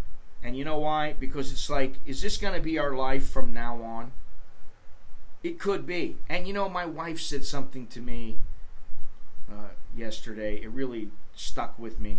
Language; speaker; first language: English; native; English